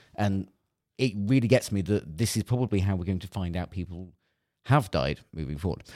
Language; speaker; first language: English; native; English